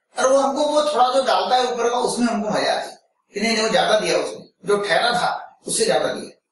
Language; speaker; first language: Hindi; non-native, local second language; Marathi